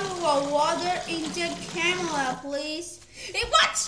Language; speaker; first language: English; non-native, learner; Spanish